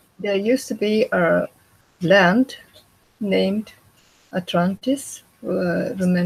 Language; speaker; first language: English; non-native, learner; Japanese